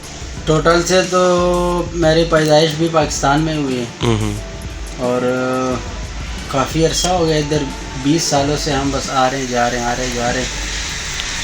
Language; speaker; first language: Hindi; non-native, local second language; Pashto